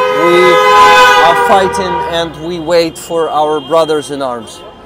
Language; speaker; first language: English; non-native, fluent; Ukrainian